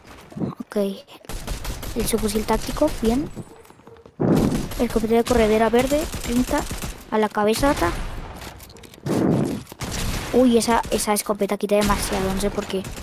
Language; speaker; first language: Spanish; native; Spanish